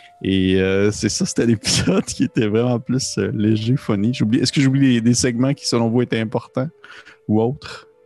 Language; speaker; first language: French; native; French